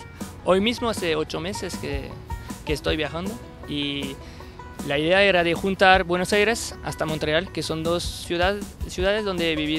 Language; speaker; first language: Spanish; non-native, fluent; French